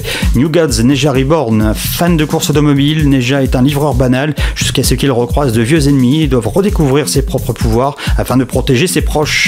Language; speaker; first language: French; native; French